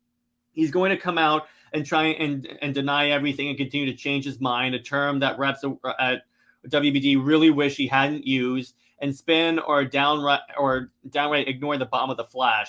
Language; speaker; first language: English; native; English